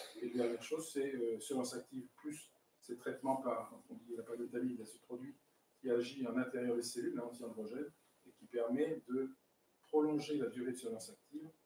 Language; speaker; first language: French; native; French